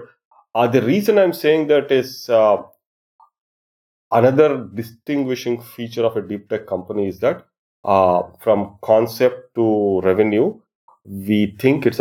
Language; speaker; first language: English; non-native, local second language; Kannada